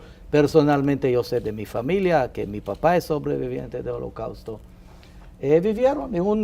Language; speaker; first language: Spanish; non-native, fluent; Hebrew